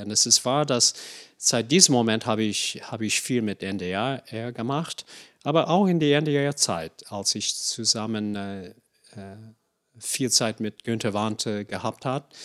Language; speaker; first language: German; non-native, fluent; English